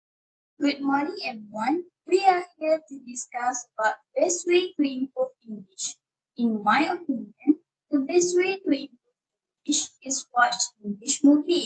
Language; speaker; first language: English; non-native, learner; Malay